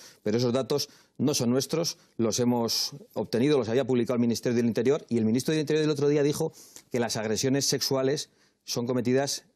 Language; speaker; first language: Spanish; native; Spanish